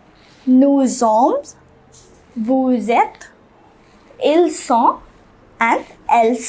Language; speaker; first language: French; non-native, fluent; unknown